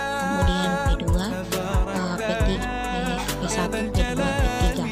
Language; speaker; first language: Indonesian; native; Indonesian